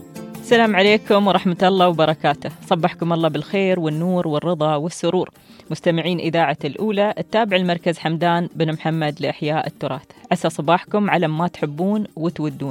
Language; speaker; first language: Arabic; native; Arabic